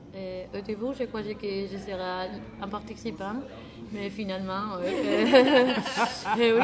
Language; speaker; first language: French; non-native, learner; Spanish